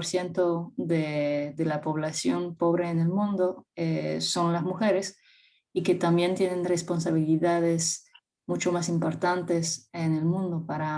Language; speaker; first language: Spanish; non-native, fluent; French